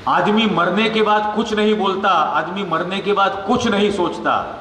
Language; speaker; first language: Hindi; non-native, local second language; Marathi